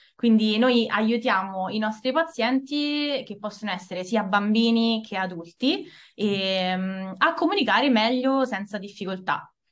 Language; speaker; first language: Italian; native; Italian